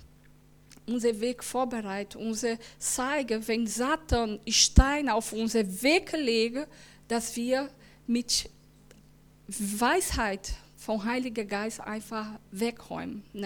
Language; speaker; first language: German; non-native, learner; Portuguese